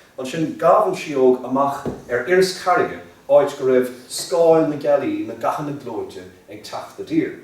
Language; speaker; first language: Irish; native; Irish